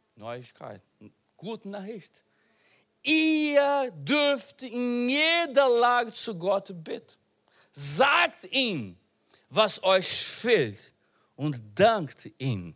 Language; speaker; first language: German; non-native, learner; Portuguese